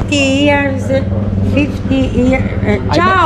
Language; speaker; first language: English; non-native, learner; Italian